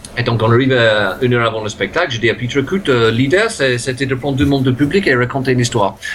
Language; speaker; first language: French; non-native, fluent; English